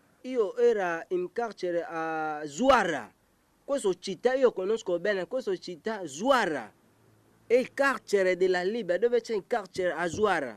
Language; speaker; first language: Italian; non-native, learner; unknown